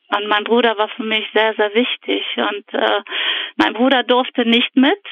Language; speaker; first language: German; early bilingual, other home language; Polish